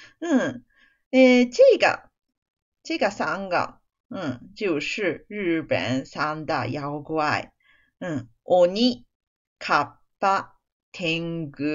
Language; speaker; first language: Chinese; non-native, fluent; Japanese